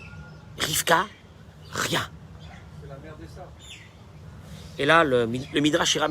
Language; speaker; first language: French; native; French